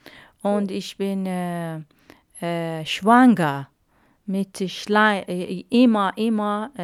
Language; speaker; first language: German; non-native, learner; Arabic